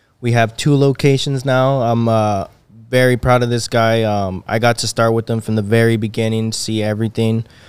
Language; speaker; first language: English; native; English